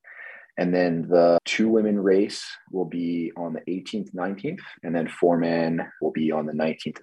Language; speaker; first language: English; native; English